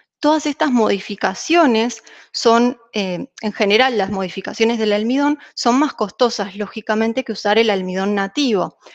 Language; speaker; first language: Spanish; native; Spanish